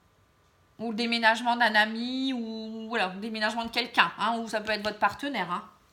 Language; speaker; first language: French; native; French